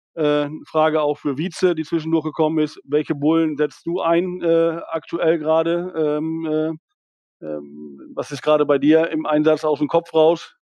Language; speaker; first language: German; native; German